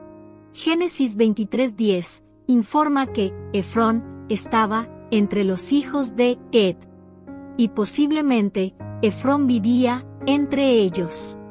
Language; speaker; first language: Spanish; native; Spanish